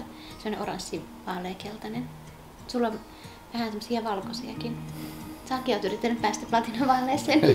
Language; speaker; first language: Finnish; native; Finnish